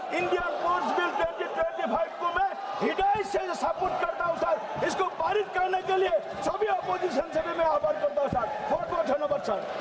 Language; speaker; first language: Hindi; non-native, local second language; Assamese